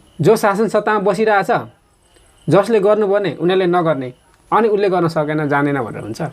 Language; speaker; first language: Nepali; non-native, local second language; Limbu